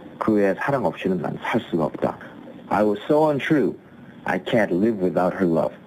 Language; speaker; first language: Korean; early bilingual, heritage; Korean